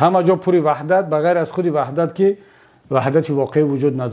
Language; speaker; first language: Persian; native; Persian